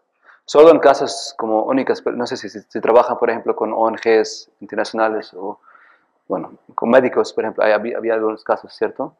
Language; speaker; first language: Spanish; non-native, fluent; Arabic